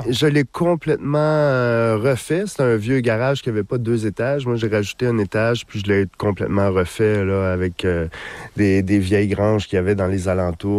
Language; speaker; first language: French; native; French